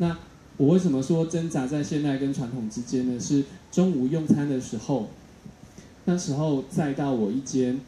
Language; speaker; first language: Chinese; native; Chinese